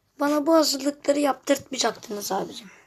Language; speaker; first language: Turkish; native; Turkish